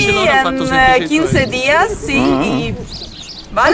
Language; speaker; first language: Spanish; non-native, learner; Russian